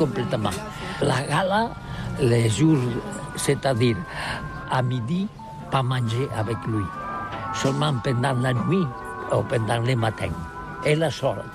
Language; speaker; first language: French; non-native, learner; Catalan